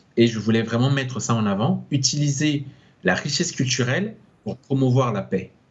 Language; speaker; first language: French; non-native, local second language; Sango